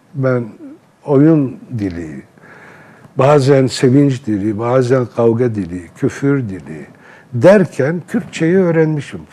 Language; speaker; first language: Turkish; non-native, local second language; Arabic